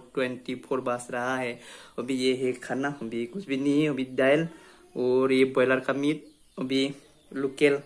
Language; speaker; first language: Hindi; non-native, local second language; Bodo